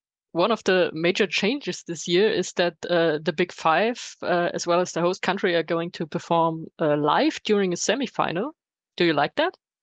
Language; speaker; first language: English; non-native, fluent; German